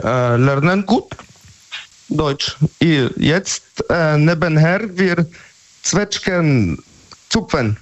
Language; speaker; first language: German; non-native, learner; Polish